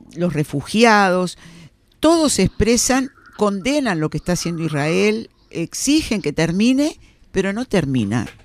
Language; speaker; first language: Spanish; native; Spanish